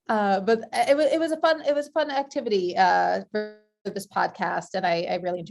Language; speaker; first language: English; native; English